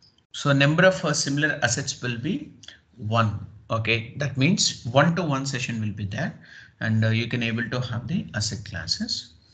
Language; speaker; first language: English; non-native, local second language; Telugu